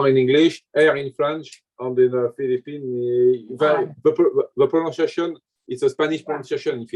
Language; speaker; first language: English; non-native, learner; French